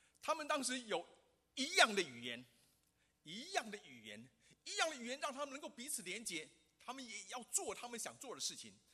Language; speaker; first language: Chinese; non-native, local second language; Hakka Chinese